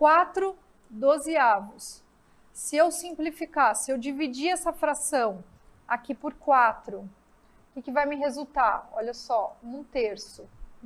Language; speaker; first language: Portuguese; native; Portuguese